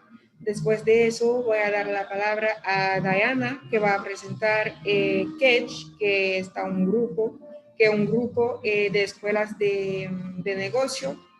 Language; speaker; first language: Spanish; non-native, fluent; French